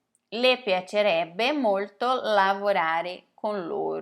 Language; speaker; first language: Italian; non-native, fluent; Portuguese